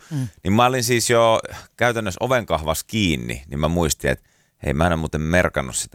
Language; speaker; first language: Finnish; native; Finnish